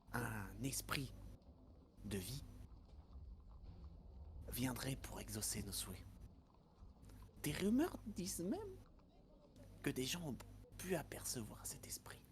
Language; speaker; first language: French; native; French